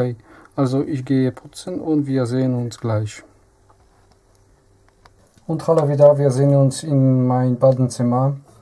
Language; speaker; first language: German; non-native, learner; Polish